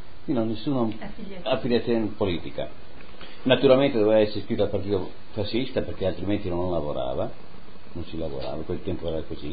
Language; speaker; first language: Italian; native; Italian